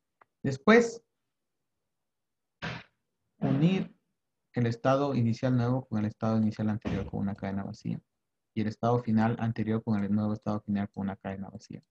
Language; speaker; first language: Spanish; native; Spanish